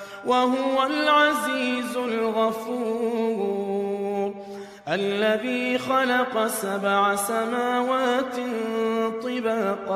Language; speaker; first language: Arabic; non-native, learner; Indonesian